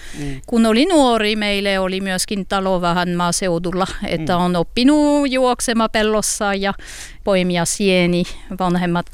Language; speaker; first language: Finnish; non-native, learner; French